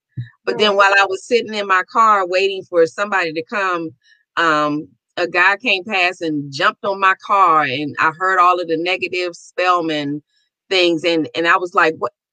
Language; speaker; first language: English; native; English